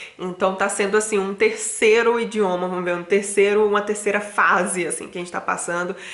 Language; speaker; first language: Portuguese; native; Portuguese